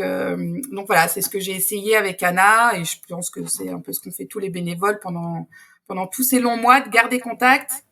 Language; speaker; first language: French; native; French